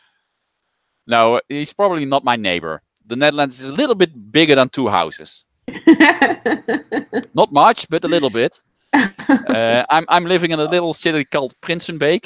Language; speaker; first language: English; non-native, fluent; Dutch